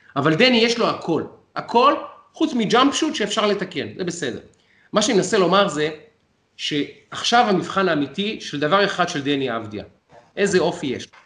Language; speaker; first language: Hebrew; native; Hebrew